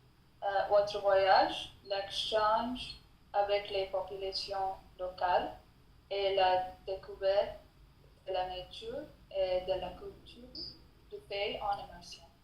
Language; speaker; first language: French; non-native, learner; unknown